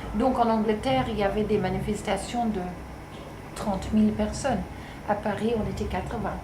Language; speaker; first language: French; non-native, fluent; English